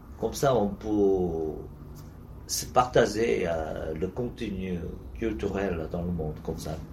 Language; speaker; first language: French; non-native, learner; Korean